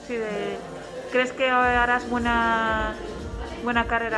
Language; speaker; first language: Spanish; native; Spanish